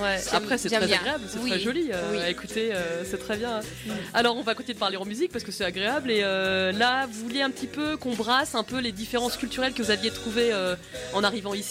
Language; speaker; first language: French; native; French